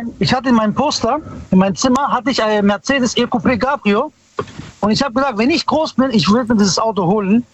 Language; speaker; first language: German; early bilingual, other home language; Italian